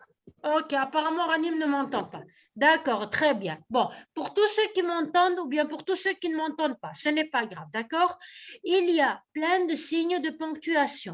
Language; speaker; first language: French; native; French